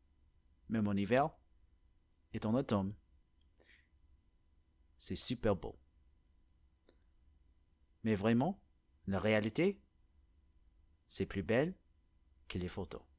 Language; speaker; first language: French; non-native, learner; English